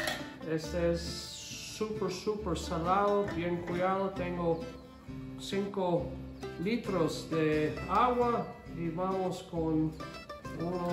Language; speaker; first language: Spanish; non-native, fluent; English